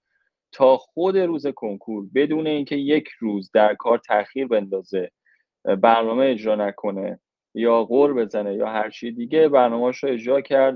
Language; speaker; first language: Persian; native; Persian